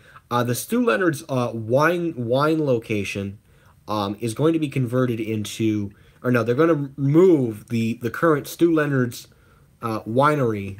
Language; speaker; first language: English; native; English